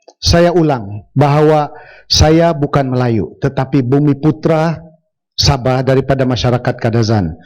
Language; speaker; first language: Malay; non-native, local second language; Central Dusun